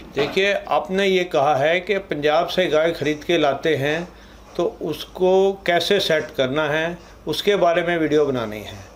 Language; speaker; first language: Hindi; non-native, local second language; Punjabi